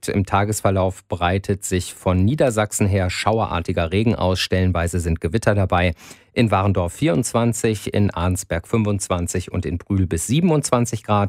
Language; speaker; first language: German; native; German